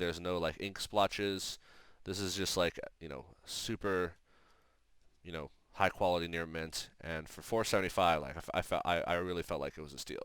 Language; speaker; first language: English; native; English